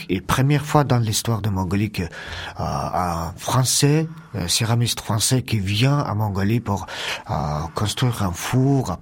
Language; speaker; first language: French; non-native, learner; Mongolian